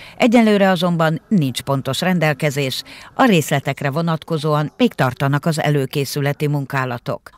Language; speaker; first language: Hungarian; native; Hungarian